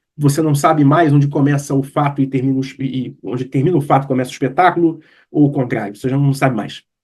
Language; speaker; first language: Portuguese; native; Portuguese